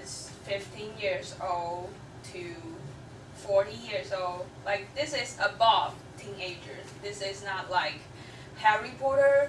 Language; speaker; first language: English; non-native, fluent; Chinese